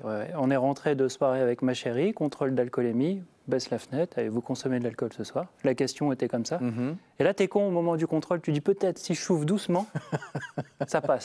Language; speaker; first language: French; native; French